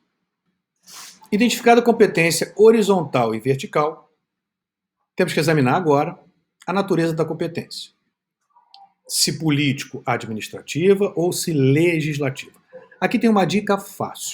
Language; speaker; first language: Portuguese; native; Portuguese